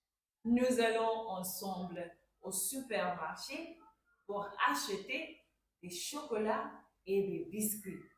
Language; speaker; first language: French; non-native, fluent; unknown